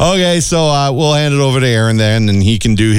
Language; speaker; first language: English; native; English